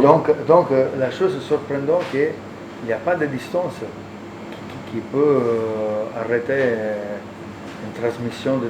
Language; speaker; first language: French; non-native, learner; Italian